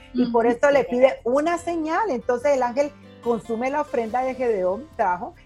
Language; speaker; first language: Spanish; native; Spanish